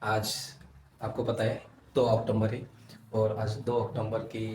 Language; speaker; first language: Hindi; non-native, local second language; Marathi